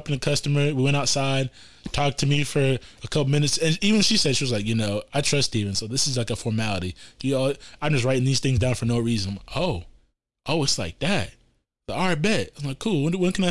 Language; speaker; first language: English; native; English